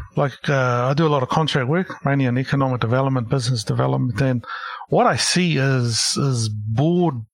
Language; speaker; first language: English; native; English